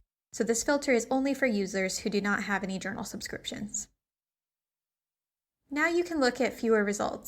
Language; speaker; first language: English; native; English